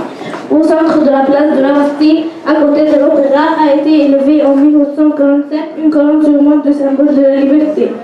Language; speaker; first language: French; non-native, learner; Arabic